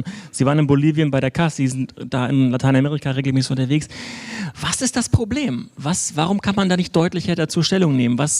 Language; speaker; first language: German; native; German